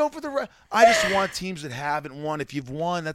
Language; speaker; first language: English; native; English